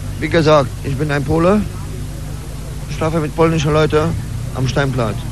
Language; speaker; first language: German; non-native, learner; Polish